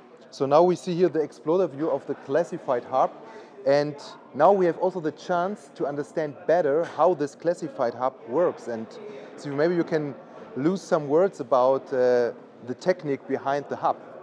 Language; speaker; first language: English; non-native, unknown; German